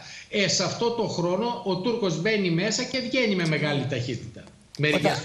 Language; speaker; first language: Greek; native; Greek